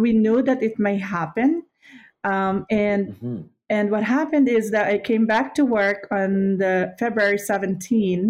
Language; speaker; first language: English; non-native, local second language; Filipino